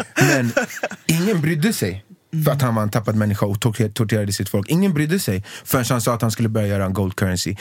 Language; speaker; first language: Swedish; early bilingual, other home language; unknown